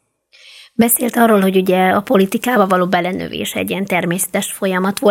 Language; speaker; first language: Hungarian; native; Hungarian